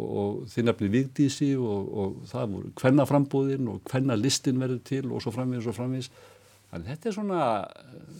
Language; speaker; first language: Icelandic; native; Icelandic